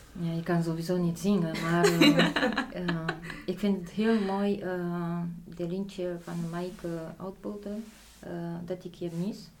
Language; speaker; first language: Dutch; non-native, fluent; Polish